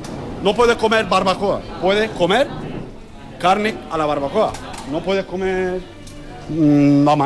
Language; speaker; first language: Spanish; non-native, learner; Turkish